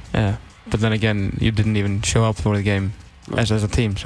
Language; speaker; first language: English; non-native, fluent; Icelandic